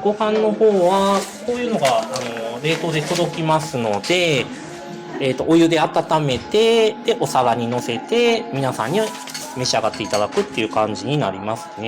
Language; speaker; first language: Japanese; native; Japanese